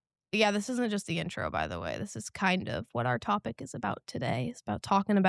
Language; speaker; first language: English; native; English